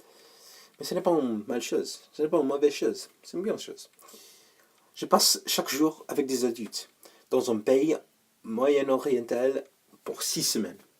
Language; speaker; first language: French; non-native, learner; English